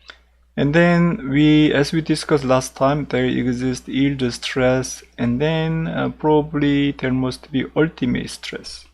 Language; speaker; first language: English; non-native, fluent; Korean